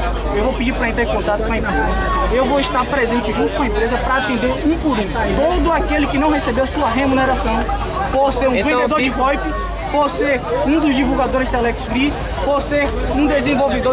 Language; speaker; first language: Portuguese; native; Portuguese